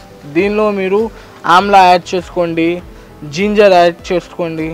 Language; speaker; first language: Telugu; non-native, local second language; Urdu